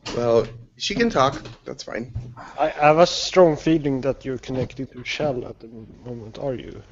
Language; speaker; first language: English; non-native, learner; Swedish